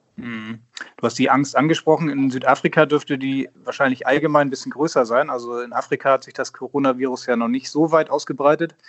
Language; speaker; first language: German; native; German